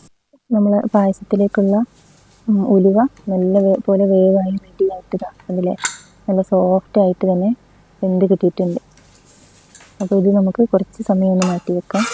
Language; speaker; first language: Malayalam; native; Malayalam